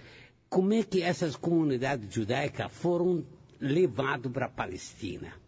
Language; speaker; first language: Portuguese; non-native, fluent; Arabic